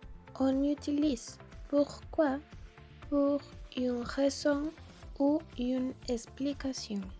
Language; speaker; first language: French; non-native, learner; Spanish